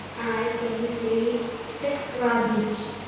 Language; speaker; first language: English; non-native, learner; Vietnamese